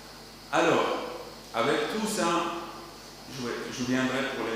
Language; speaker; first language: French; non-native, learner; Arabic